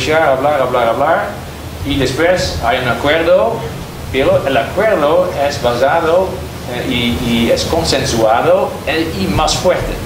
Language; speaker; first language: Spanish; non-native, learner; Dutch